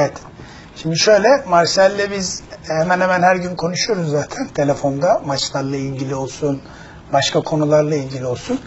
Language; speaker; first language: Turkish; native; Turkish